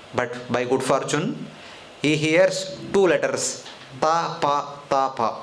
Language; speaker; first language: English; non-native, local second language; Telugu